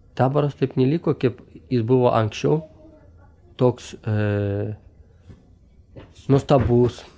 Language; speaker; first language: Lithuanian; non-native, local second language; Romany